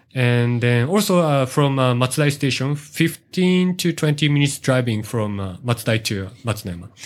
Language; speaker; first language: English; non-native, learner; Japanese